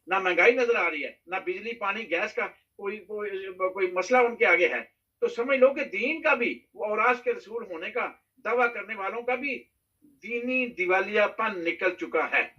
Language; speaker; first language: Urdu; non-native, local second language; Punjabi